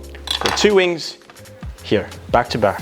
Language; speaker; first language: English; native; English